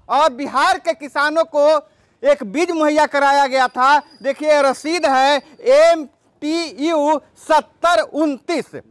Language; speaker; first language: Hindi; native; Hindi